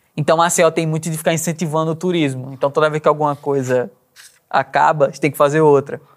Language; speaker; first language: Portuguese; native; Portuguese